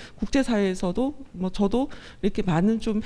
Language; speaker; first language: Korean; native; Korean